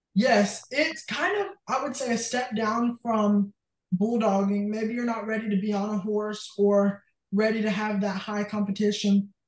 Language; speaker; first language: English; native; English